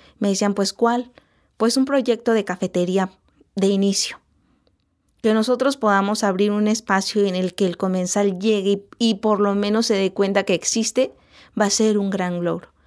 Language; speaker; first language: Spanish; non-native, local second language; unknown